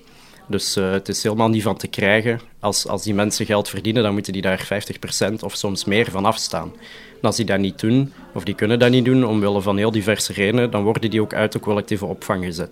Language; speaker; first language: Dutch; native; Dutch